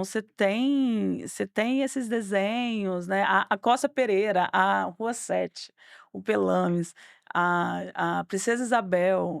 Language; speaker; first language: Portuguese; native; Portuguese